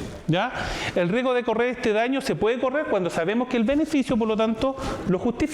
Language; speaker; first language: Spanish; native; Spanish